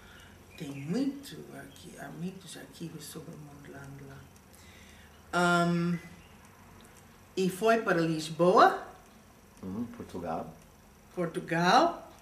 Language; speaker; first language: Portuguese; non-native, fluent; English